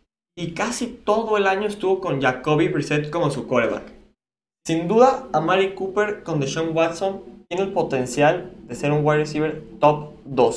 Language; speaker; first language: Spanish; native; Spanish